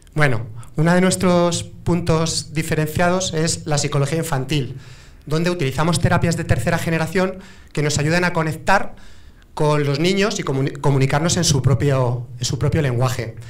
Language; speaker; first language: Spanish; native; Spanish